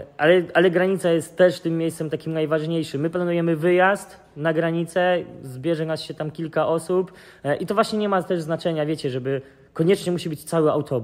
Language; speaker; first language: Polish; native; Polish